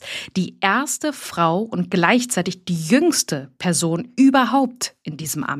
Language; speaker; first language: German; native; German